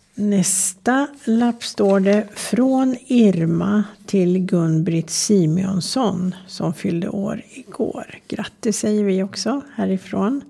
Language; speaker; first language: Swedish; native; Swedish